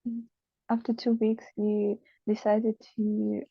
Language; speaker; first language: English; non-native, learner; Russian